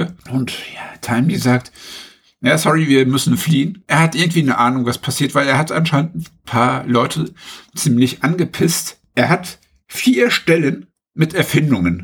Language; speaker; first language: German; native; German